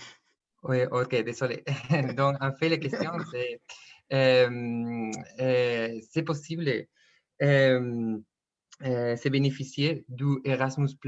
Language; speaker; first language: French; non-native, fluent; Spanish